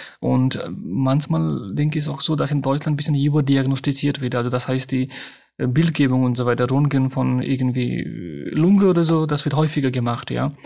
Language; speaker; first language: German; non-native, fluent; Nepali